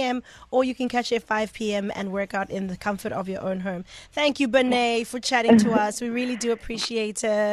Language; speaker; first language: English; native; English